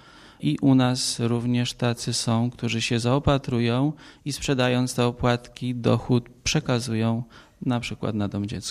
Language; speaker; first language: Polish; native; Polish